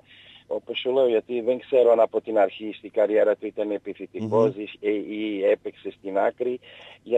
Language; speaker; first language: Greek; non-native, learner; Portuguese